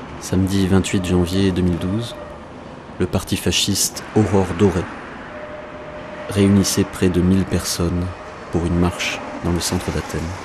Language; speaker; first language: French; native; French